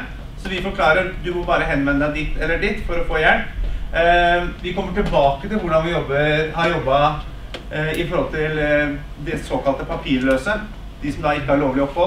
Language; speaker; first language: Norwegian; native; Norwegian